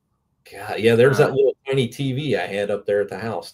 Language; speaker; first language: English; native; English